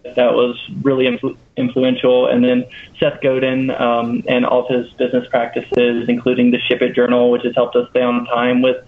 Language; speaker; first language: English; native; English